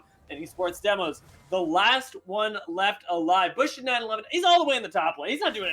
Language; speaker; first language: English; native; English